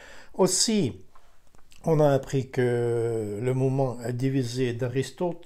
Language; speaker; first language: French; non-native, fluent; Ukrainian